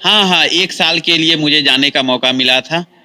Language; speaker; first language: Hindi; native; Hindi